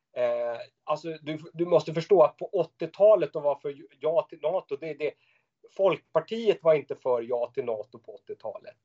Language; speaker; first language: Swedish; native; Swedish